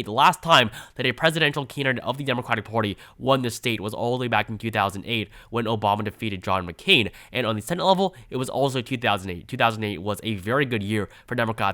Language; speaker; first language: English; native; English